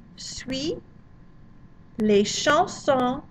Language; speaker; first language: French; non-native, fluent; English